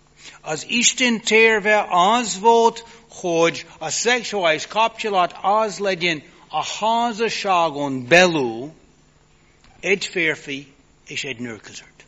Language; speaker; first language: Hungarian; non-native, fluent; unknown